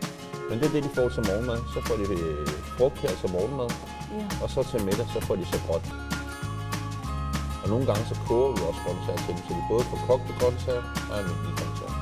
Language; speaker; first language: Danish; native; Danish